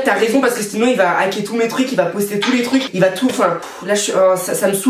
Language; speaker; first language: French; native; French